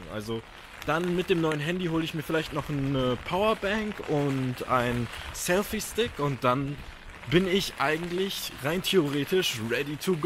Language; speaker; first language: German; native; German